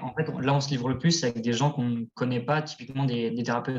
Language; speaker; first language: French; native; French